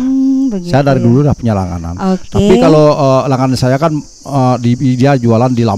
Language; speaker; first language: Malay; non-native, local second language; Balinese